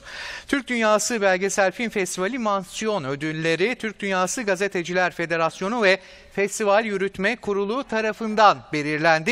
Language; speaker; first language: Turkish; native; Turkish